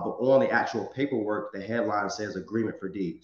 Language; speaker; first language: English; native; English